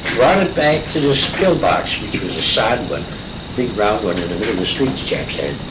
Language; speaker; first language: English; native; English